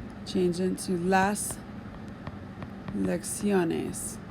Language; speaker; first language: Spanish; non-native, fluent; English